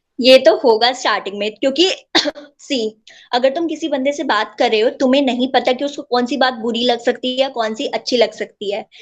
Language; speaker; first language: Hindi; native; Hindi